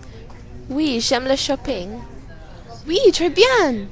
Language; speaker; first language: French; non-native, learner; English